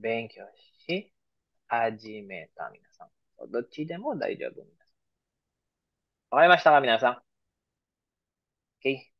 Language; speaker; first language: Japanese; non-native, fluent; Filipino